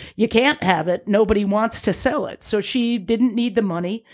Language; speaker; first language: English; native; English